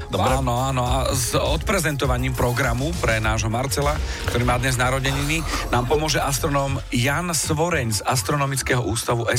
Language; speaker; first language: Slovak; native; Slovak